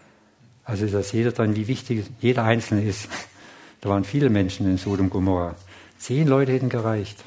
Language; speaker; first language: German; non-native, fluent; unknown